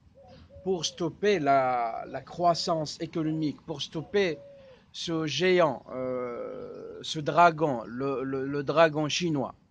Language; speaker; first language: French; non-native, fluent; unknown